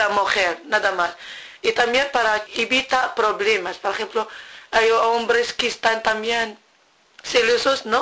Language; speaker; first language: Spanish; non-native, learner; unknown